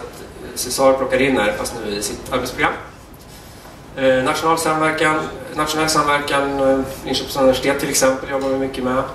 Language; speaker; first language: Swedish; native; Swedish